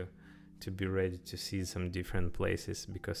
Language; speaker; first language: English; non-native, learner; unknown